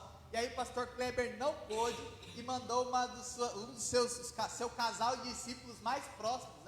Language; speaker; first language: Portuguese; native; Portuguese